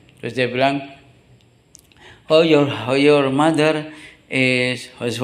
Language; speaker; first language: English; non-native, learner; Indonesian